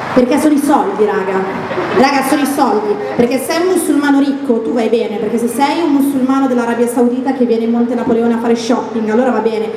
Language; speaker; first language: Italian; early bilingual, other home language; Arabic